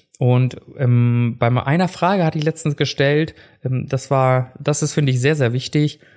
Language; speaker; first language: German; early bilingual, other home language; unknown